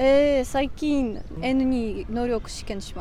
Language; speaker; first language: Japanese; non-native, learner; Russian